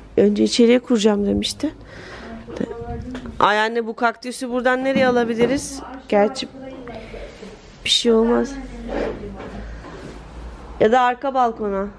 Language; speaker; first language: Turkish; native; Turkish